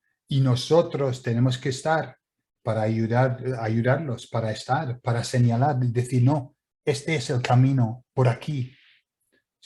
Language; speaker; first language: Spanish; non-native, fluent; English